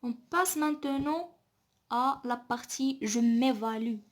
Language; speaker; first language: French; non-native, local second language; Arabic